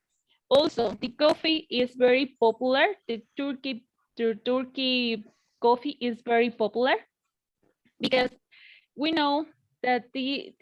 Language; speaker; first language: English; non-native, learner; Spanish